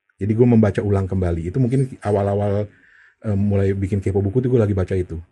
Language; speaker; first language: Indonesian; native; Indonesian